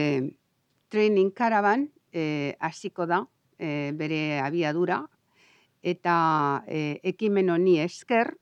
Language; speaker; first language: Basque; non-native, local second language; Spanish